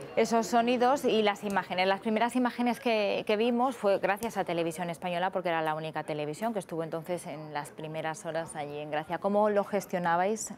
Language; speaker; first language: Spanish; native; Spanish